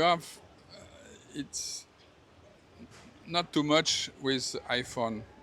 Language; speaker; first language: English; non-native, learner; French